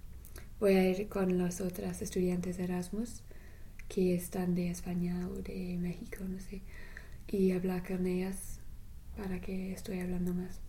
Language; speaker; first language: Spanish; non-native, fluent; English